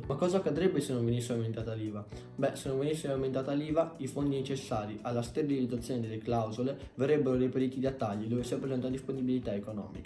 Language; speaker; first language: Italian; native; Italian